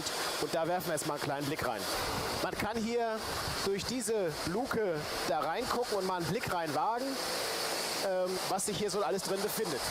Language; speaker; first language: German; native; German